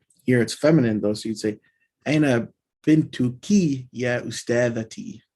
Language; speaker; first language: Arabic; non-native, fluent; English